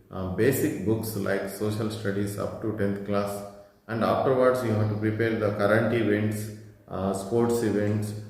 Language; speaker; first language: English; non-native, local second language; Telugu